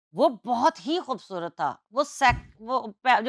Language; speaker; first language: Urdu; non-native, local second language; Punjabi